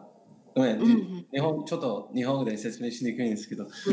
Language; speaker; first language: Japanese; non-native, learner; English